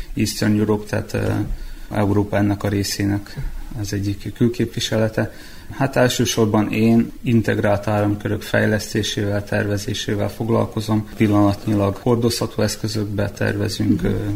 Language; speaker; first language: Hungarian; native; Hungarian